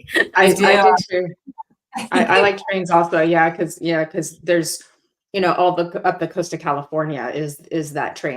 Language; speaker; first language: English; native; English